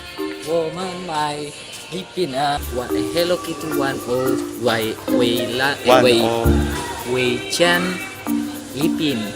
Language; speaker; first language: Chinese; non-native, learner; Indonesian